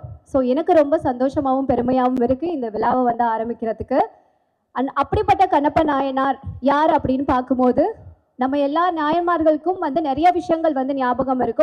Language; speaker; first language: Tamil; native; Tamil